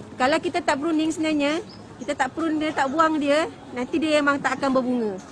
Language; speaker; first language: Malay; native; Malay